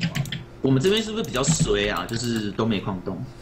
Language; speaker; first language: Chinese; native; Chinese